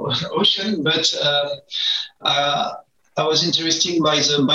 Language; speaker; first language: English; non-native, learner; French